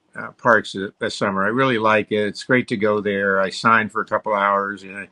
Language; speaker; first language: English; native; English